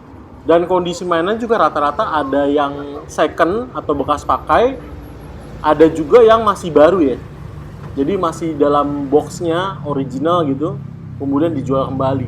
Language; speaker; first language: Indonesian; native; Indonesian